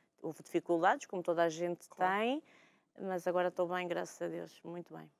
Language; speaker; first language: Portuguese; early bilingual, heritage; Portuguese